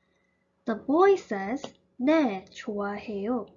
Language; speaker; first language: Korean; early bilingual, heritage; Korean